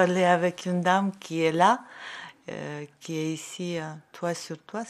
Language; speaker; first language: French; non-native, learner; Ukrainian